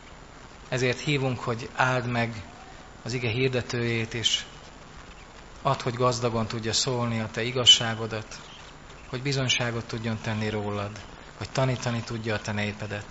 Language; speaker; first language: Hungarian; native; Hungarian